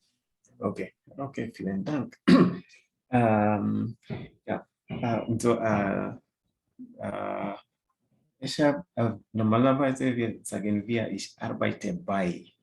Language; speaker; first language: German; non-native, fluent; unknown